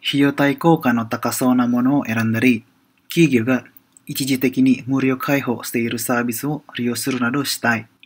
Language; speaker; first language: Japanese; non-native, fluent; Indonesian